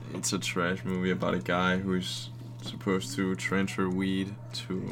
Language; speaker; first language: English; non-native, fluent; Danish